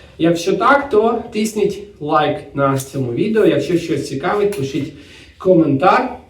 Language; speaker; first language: Ukrainian; non-native, local second language; Russian